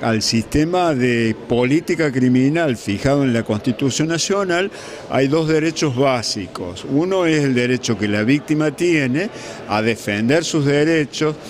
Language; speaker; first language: Spanish; native; Spanish